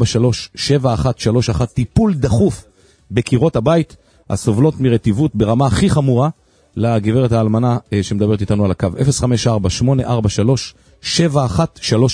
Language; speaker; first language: Hebrew; native; Hebrew